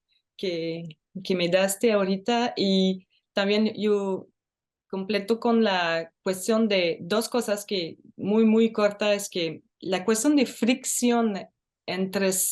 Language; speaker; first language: Spanish; non-native, learner; French